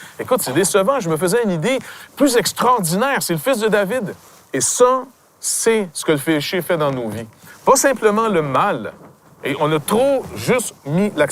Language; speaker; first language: French; native; French